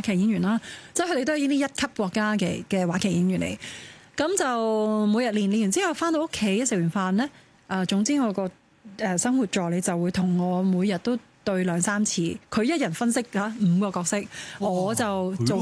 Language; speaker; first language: Cantonese; native; Cantonese